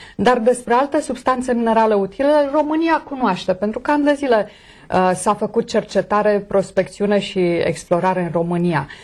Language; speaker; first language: Romanian; native; Romanian